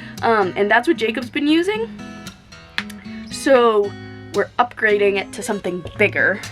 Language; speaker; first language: English; native; English